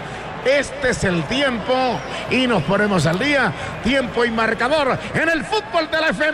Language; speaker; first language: Spanish; native; Spanish